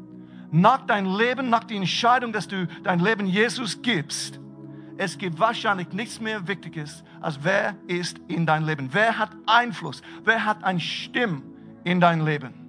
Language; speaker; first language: German; non-native, fluent; English